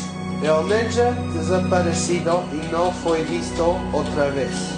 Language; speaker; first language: Spanish; non-native, learner; English